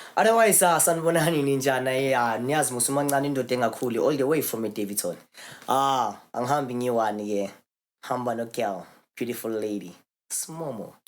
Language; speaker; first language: Zulu; native; Zulu